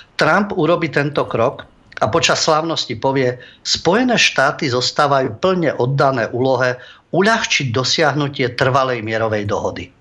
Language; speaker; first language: Slovak; native; Slovak